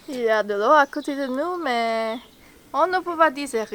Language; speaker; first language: French; non-native, fluent; Chinese